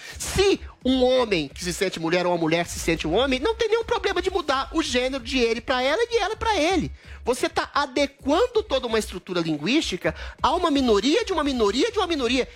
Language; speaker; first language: Portuguese; native; Portuguese